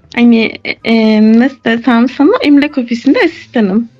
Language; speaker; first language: Turkish; native; Turkish